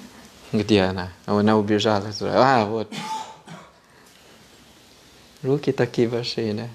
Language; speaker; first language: Russian; non-native, fluent; Thai